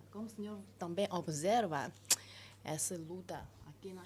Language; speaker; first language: Portuguese; non-native, fluent; Chinese